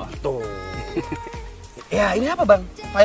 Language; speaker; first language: Indonesian; native; Indonesian